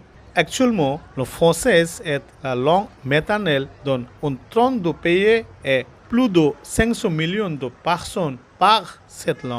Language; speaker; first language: French; non-native, learner; Bangla